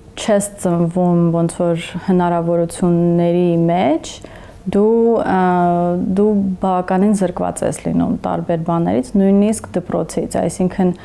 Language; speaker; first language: Armenian; early bilingual, heritage; English